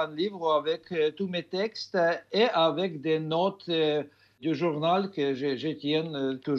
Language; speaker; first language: French; non-native, fluent; Russian